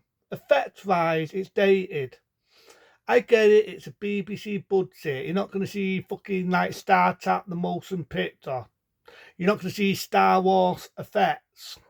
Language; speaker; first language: English; native; English